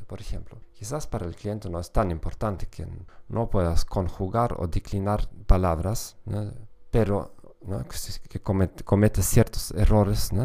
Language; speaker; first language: Spanish; non-native, fluent; German